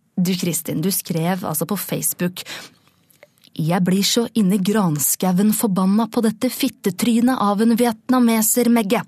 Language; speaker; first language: Norwegian; native; Norwegian